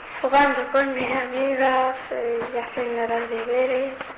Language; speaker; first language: Spanish; non-native, learner; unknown